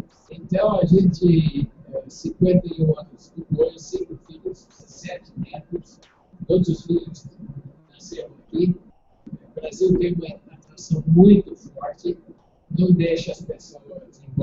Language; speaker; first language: Portuguese; non-native, fluent; English